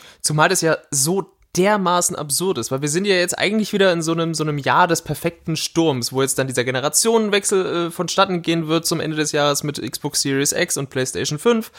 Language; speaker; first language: German; native; German